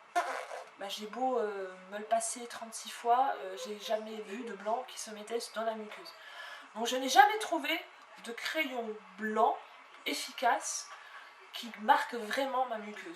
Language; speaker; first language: French; native; French